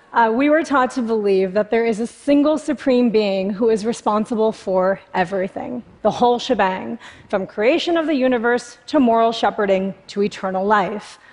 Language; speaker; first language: English; native; English